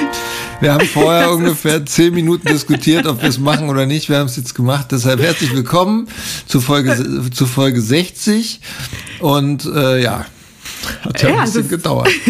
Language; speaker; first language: German; native; German